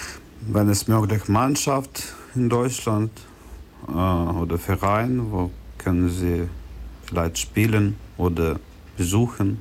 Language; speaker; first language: German; non-native, learner; Ukrainian